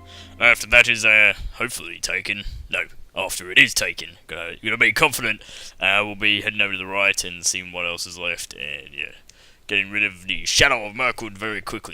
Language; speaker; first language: English; native; English